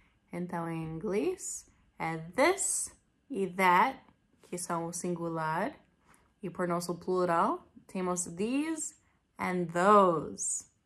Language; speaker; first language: Portuguese; non-native, fluent; English